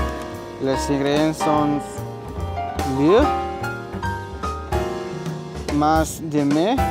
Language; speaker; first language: French; non-native, learner; Spanish